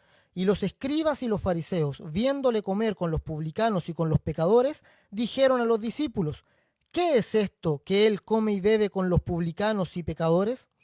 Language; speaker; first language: Spanish; native; Spanish